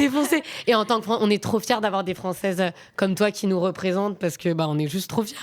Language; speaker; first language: French; native; French